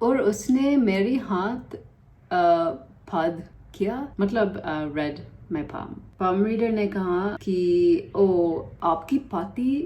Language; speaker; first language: Hindi; non-native, learner; English